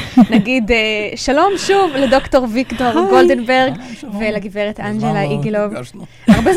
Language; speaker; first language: Hebrew; native; Hebrew